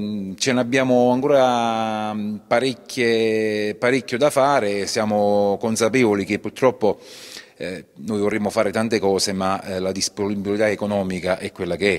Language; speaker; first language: Italian; native; Italian